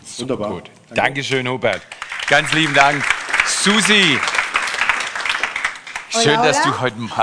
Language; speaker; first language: German; native; German